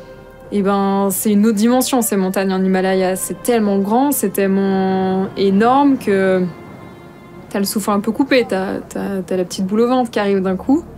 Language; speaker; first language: French; native; French